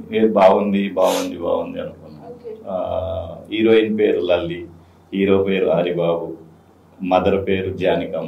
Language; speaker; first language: Telugu; native; Telugu